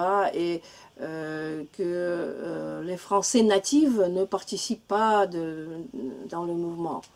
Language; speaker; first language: French; non-native, learner; Russian